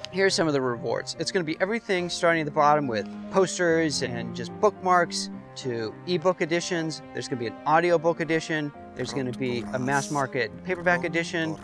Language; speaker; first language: English; native; English